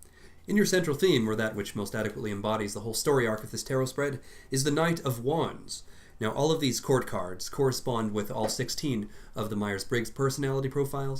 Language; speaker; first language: English; native; English